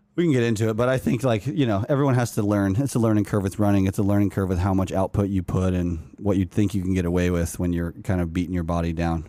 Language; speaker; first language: English; native; English